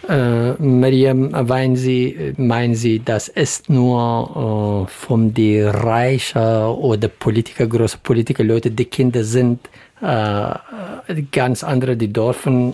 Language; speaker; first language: German; non-native, learner; Central Kurdish